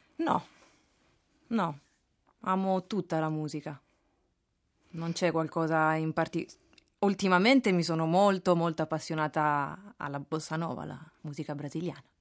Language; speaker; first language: Italian; native; Italian